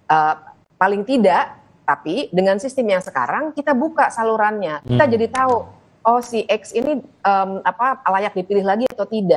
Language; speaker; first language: Indonesian; native; Indonesian